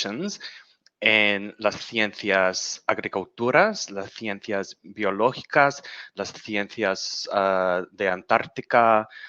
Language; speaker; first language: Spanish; non-native, learner; English